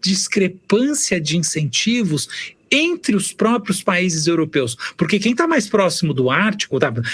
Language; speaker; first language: Portuguese; native; Portuguese